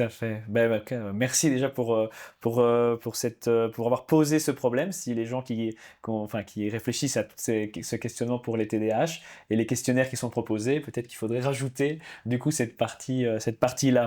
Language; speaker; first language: French; native; French